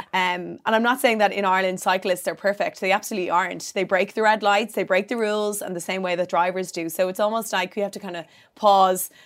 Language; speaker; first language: English; native; English